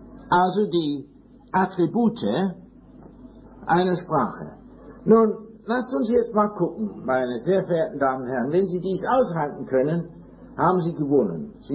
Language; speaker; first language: German; non-native, fluent; English